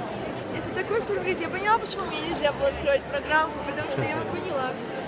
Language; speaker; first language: Russian; native; Russian